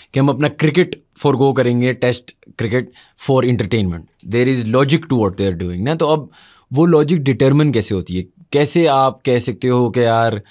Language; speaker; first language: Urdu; native; Urdu